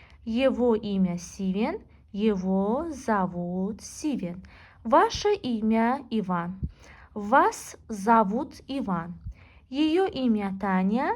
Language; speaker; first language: Russian; non-native, local second language; Azerbaijani